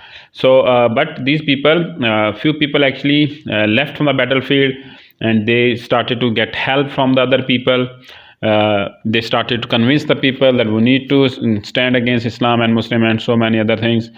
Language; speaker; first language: English; non-native, local second language; Urdu